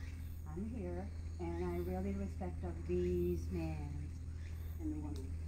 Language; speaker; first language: English; non-native, local second language; Japanese